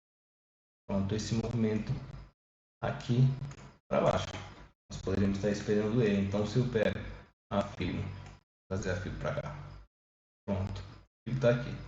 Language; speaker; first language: Portuguese; native; Portuguese